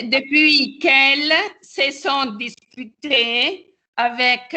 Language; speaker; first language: French; non-native, learner; Italian